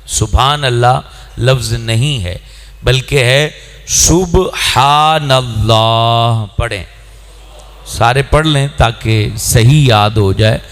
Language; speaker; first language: Urdu; non-native, local second language; Punjabi